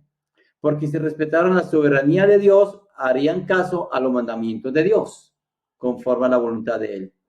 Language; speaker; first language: Spanish; native; Spanish